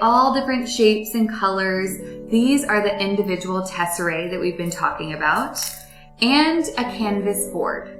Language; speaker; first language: English; native; English